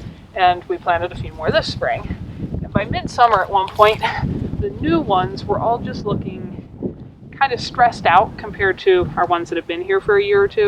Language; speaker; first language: English; native; English